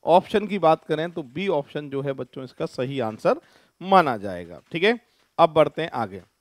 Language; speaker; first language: Hindi; native; Hindi